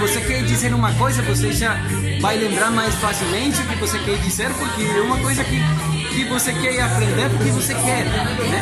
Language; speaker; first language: Portuguese; non-native, learner; Spanish